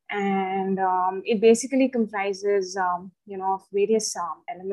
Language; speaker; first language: English; non-native, local second language; Hindi